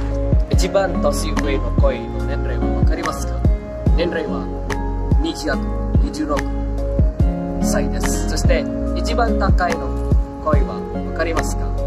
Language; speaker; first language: Japanese; non-native, learner; Indonesian